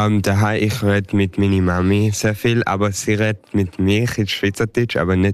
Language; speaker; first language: German; early bilingual, heritage; English